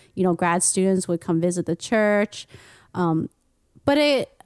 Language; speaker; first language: English; native; English